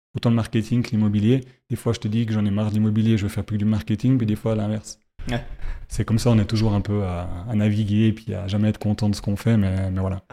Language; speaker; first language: French; native; French